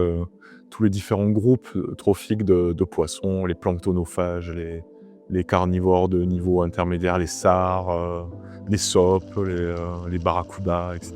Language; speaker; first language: French; native; French